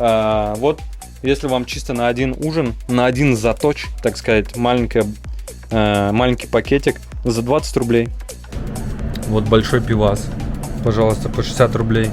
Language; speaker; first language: Russian; native; Russian